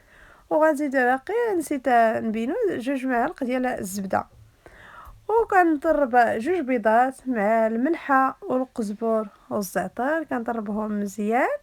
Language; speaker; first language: Arabic; native; Arabic